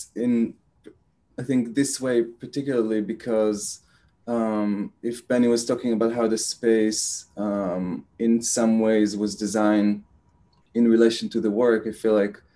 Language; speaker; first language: English; non-native, fluent; Hebrew